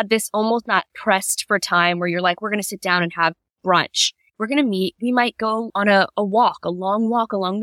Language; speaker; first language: English; native; English